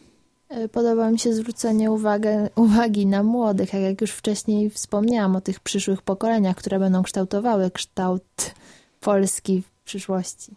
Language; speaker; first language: Polish; native; Polish